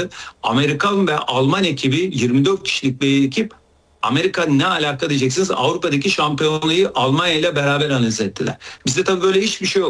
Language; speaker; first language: Turkish; native; Turkish